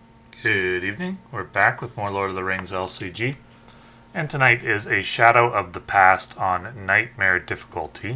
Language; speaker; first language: English; native; English